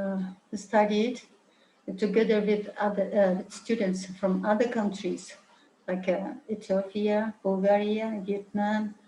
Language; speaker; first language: English; non-native, learner; Mongolian